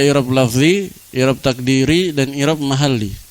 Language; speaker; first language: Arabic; non-native, fluent; Indonesian